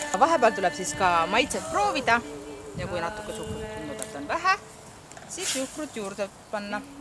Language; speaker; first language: Estonian; non-native, local second language; Russian